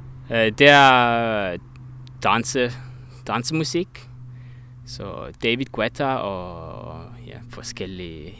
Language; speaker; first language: Danish; non-native, learner; Estonian